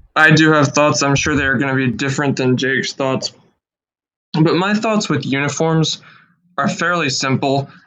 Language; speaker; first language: English; native; English